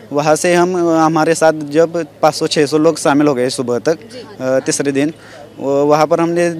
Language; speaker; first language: Hindi; non-native, local second language; Marathi